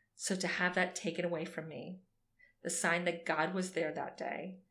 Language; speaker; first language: English; native; English